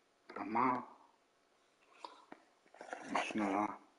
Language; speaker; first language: German; non-native, learner; Vietnamese